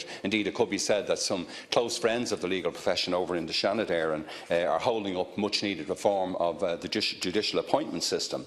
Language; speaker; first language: English; native; English